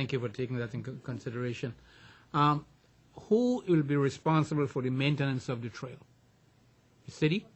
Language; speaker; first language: English; native; English